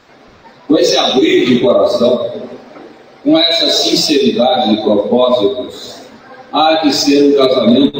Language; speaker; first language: Portuguese; native; Portuguese